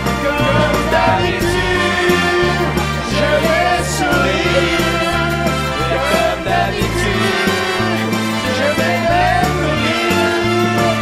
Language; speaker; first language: French; native; French